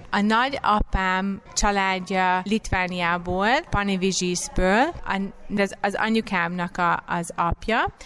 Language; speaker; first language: Hungarian; non-native, fluent; English